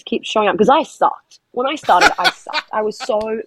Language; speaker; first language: English; native; English